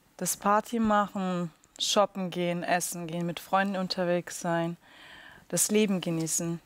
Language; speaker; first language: German; early bilingual, other home language; Russian